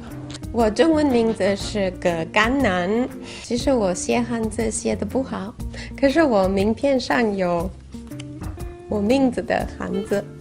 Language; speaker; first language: Chinese; non-native, fluent; English